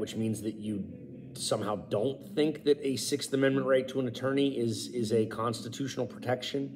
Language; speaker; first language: English; native; English